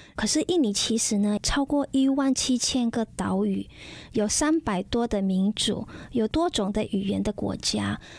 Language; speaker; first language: Chinese; non-native, fluent; Indonesian